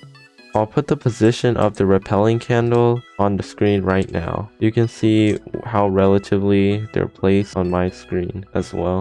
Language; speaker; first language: English; native; English